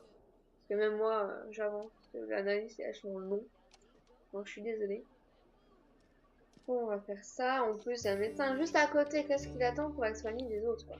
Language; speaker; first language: French; native; French